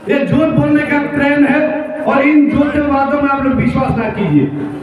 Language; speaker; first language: Hindi; non-native, local second language; Bangla